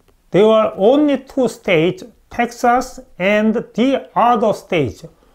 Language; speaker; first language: English; non-native, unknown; Korean